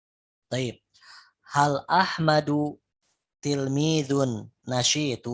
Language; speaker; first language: Arabic; non-native, fluent; Indonesian